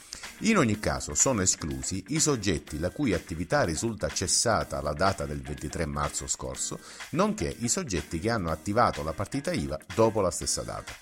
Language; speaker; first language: Italian; native; Italian